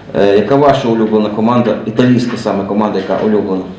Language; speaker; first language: Ukrainian; native; Ukrainian